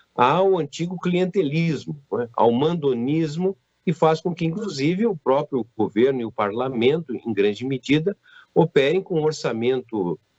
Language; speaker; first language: Portuguese; native; Portuguese